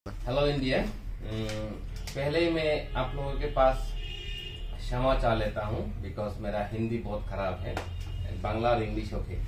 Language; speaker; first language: Hindi; non-native, learner; Bangla